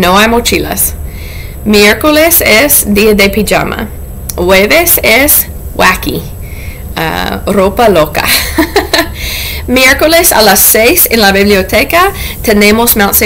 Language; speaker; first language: Spanish; non-native, learner; English